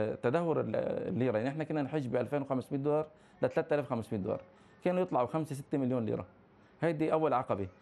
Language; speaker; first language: Arabic; native; Arabic